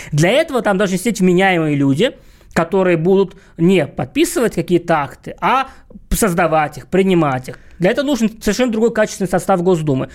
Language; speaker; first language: Russian; native; Russian